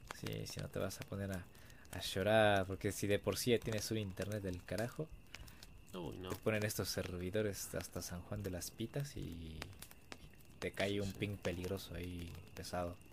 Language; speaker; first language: Spanish; native; Spanish